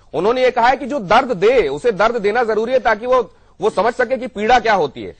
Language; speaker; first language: Hindi; native; Hindi